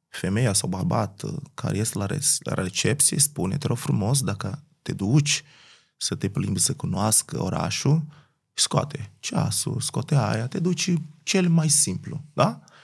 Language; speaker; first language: Romanian; non-native, fluent; Portuguese